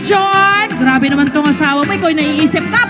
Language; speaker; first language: Filipino; native; Filipino